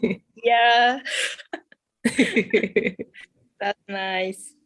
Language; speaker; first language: English; non-native, fluent; Japanese